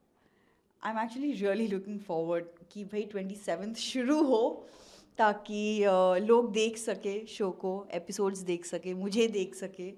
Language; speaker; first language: Hindi; native; Hindi